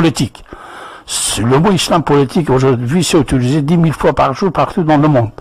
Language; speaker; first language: French; non-native, fluent; Persian